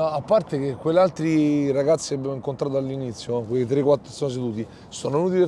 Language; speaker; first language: Italian; native; Italian